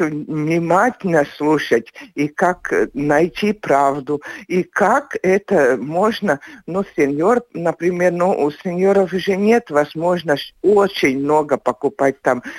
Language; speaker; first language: Russian; non-native, local second language; Latvian